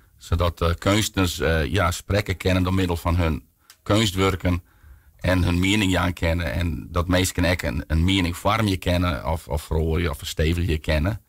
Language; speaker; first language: Dutch; non-native, local second language; Western Frisian